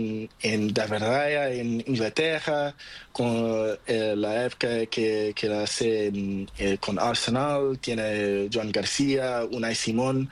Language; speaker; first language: Spanish; non-native, learner; Portuguese